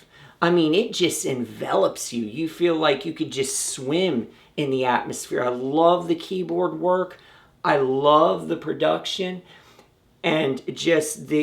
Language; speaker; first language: English; native; English